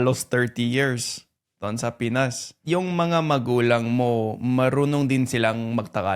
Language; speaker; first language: Filipino; non-native, fluent; English